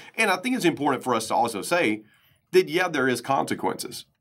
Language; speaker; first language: English; native; English